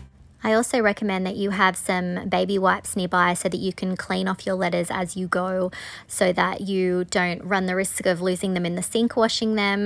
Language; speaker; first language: English; native; English